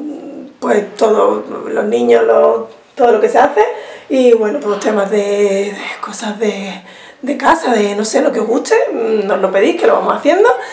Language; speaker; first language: Spanish; native; Spanish